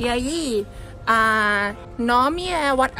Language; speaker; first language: Portuguese; non-native, learner; Thai